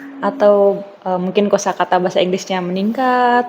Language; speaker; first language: Indonesian; native; Indonesian